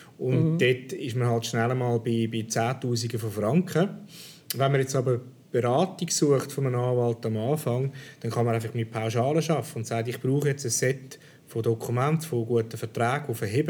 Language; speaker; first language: German; native; German